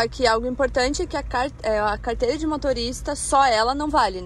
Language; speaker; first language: Portuguese; native; Portuguese